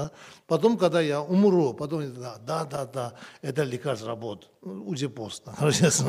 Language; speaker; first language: Russian; non-native, learner; Tibetan